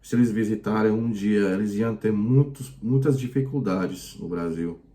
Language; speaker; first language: Portuguese; non-native, fluent; Croatian